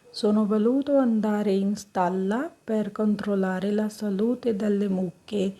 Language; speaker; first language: Italian; non-native, fluent; Punjabi